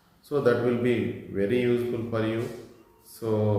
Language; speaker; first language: English; non-native, local second language; Telugu